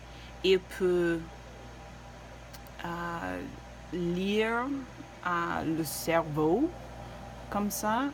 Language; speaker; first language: French; non-native, learner; English